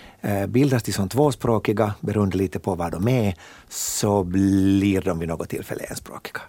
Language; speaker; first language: Swedish; native; Swedish